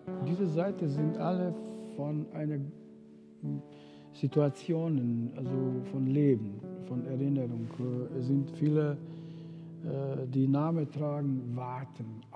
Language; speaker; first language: German; non-native, fluent; Romany